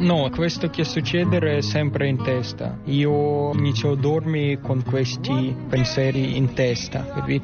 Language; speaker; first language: Italian; non-native, learner; Ukrainian